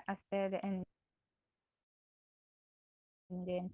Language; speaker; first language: English; non-native, learner; Indonesian